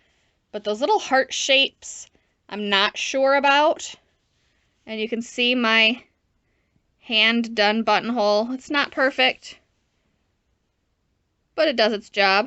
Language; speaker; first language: English; native; English